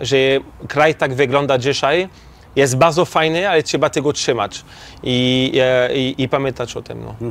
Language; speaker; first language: Polish; non-native, learner; French